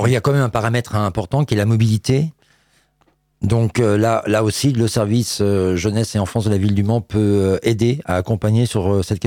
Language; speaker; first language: French; native; French